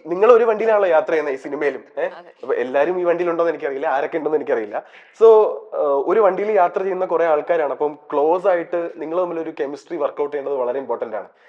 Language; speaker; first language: Malayalam; native; Malayalam